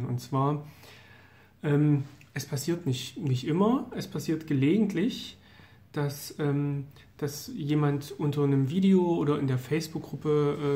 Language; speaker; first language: German; native; German